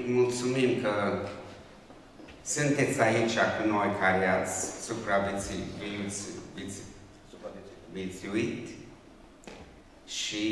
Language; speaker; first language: Romanian; non-native, local second language; Hungarian